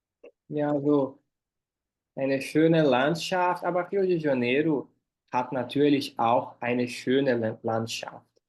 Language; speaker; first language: German; non-native, fluent; Portuguese